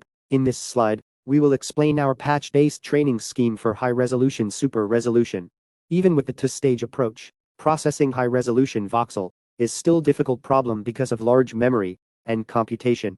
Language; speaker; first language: English; non-native, fluent; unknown